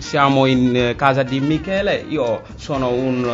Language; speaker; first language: Italian; non-native, learner; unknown